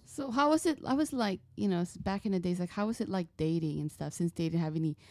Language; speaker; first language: English; native; English